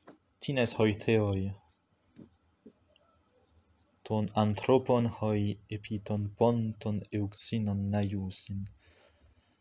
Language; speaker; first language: Greek; non-native, fluent; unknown